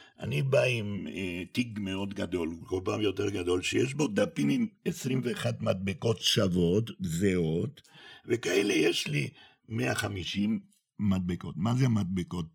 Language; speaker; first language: Hebrew; non-native, fluent; Spanish